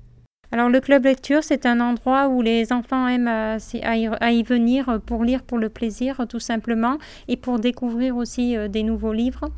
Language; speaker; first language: French; native; French